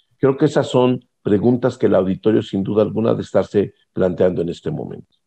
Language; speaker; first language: Spanish; native; Spanish